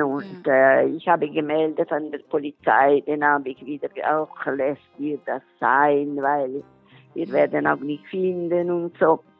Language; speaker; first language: German; non-native, local second language; Italian